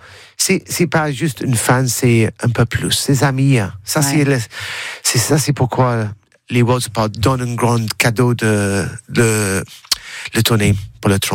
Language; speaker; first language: French; non-native, learner; English